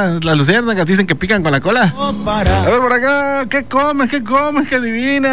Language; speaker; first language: Spanish; native; Spanish